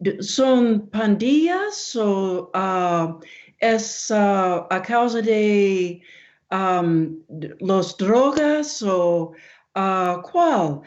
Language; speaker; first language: Spanish; non-native, learner; English